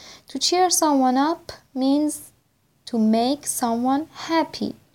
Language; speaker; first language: English; non-native, fluent; Persian